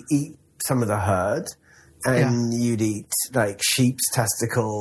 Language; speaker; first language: English; native; English